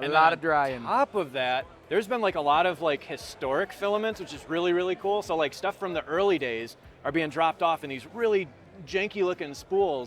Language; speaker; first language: English; native; English